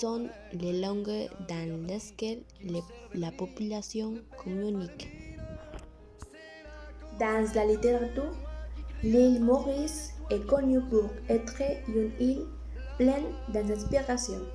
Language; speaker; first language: French; non-native, learner; Spanish